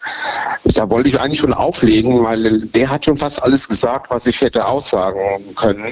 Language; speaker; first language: German; native; German